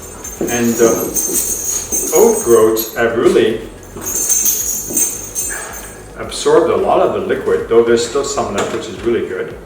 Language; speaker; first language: English; native; English